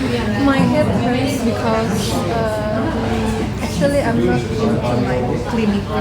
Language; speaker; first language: English; non-native, learner; Malay